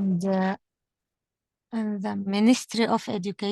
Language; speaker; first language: English; non-native, fluent; Arabic